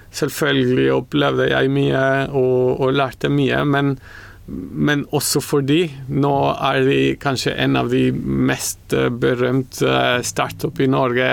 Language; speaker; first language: Norwegian; non-native, fluent; Spanish